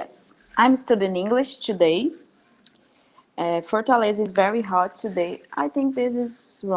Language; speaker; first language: English; non-native, learner; Portuguese